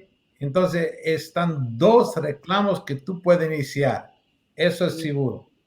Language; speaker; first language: Spanish; non-native, learner; English